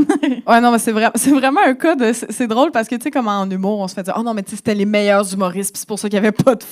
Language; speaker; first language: French; native; French